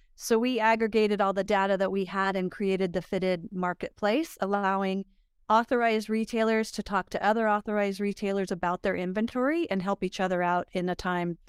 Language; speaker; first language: English; native; English